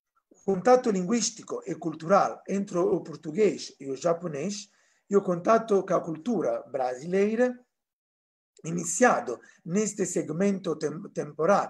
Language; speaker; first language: Portuguese; non-native, fluent; Italian